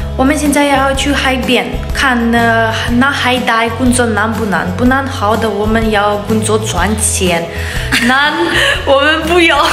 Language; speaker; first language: Chinese; non-native, learner; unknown